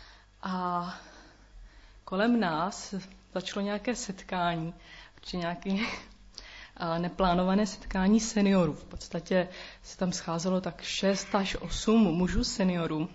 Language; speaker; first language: Czech; native; Czech